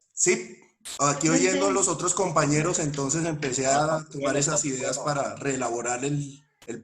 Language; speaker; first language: Spanish; native; Spanish